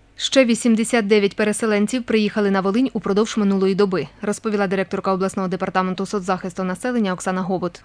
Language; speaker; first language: Ukrainian; native; Ukrainian